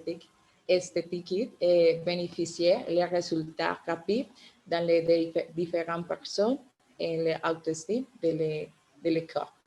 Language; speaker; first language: French; non-native, learner; Spanish